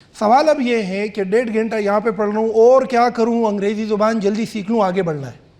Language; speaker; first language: Urdu; non-native, local second language; Pashto